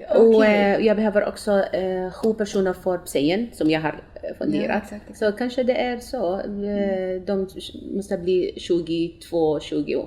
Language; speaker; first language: Swedish; non-native, learner; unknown